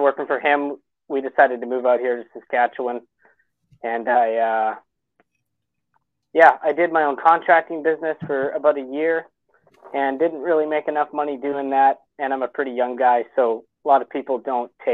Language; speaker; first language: English; native; English